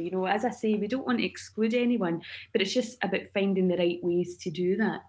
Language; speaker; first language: English; native; English